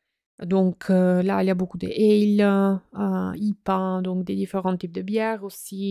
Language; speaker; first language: French; non-native, fluent; Italian